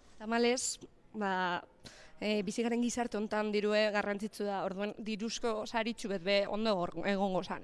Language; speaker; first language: Basque; native; Basque